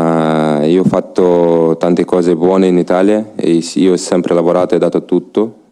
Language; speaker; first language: Italian; non-native, learner; Ukrainian